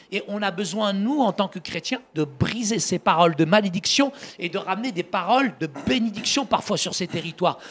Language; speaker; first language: French; early bilingual, other home language; Arabic